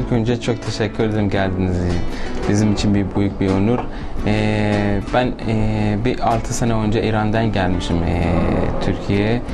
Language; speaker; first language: Turkish; non-native, local second language; Persian